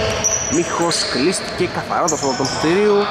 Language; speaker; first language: Greek; native; Greek